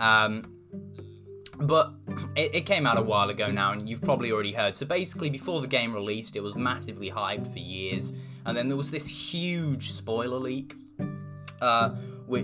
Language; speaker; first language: English; native; English